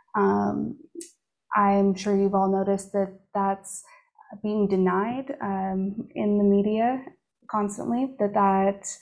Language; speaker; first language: English; native; English